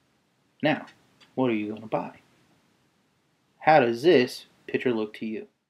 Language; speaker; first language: English; native; English